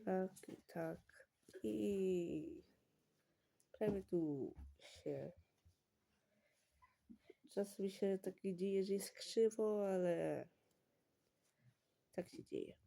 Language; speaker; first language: Polish; early bilingual, heritage; Polish